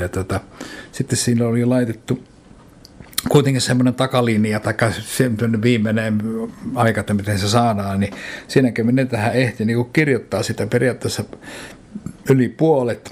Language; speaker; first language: Finnish; native; Finnish